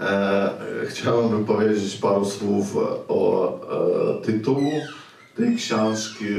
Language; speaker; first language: Polish; non-native, fluent; Ukrainian